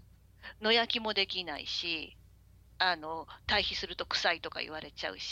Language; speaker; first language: Japanese; native; Japanese